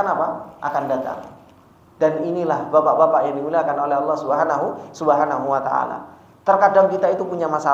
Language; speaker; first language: Indonesian; native; Indonesian